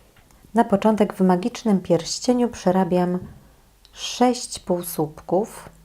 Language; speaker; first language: Polish; native; Polish